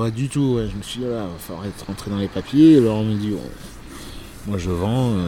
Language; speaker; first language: French; native; French